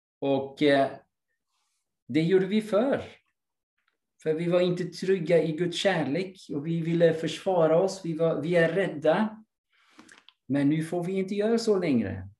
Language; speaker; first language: Swedish; non-native, fluent; English